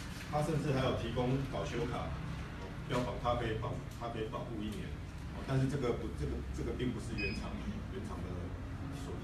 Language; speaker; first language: Chinese; native; Chinese